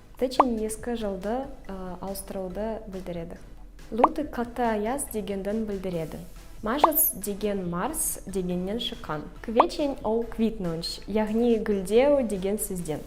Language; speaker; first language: Kazakh; non-native, local second language; Polish